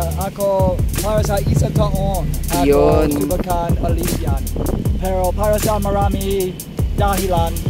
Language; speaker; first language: Filipino; non-native, learner; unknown